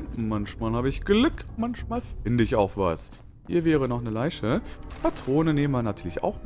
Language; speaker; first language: German; native; German